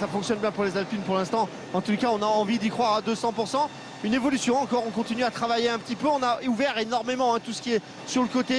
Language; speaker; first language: French; native; French